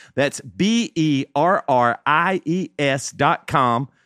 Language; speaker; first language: English; native; English